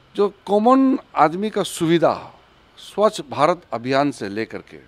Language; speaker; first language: Hindi; native; Hindi